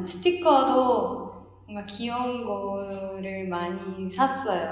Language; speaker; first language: Korean; non-native, fluent; Japanese